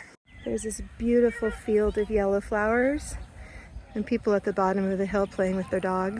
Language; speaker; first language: English; native; English